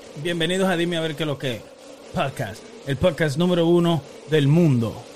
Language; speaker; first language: Spanish; native; Spanish